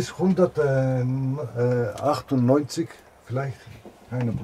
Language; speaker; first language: German; non-native, learner; Greek